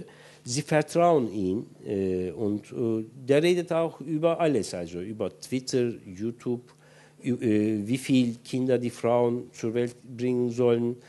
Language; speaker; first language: German; non-native, fluent; Turkish